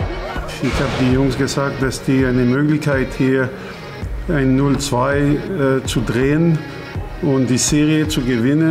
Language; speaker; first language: German; non-native, fluent; English